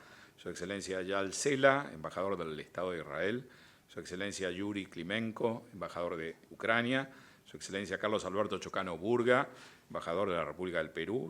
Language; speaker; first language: Spanish; native; Spanish